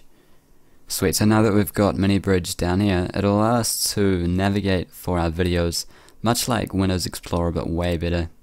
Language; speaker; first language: English; native; English